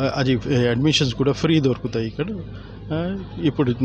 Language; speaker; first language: Telugu; non-native, local second language; Urdu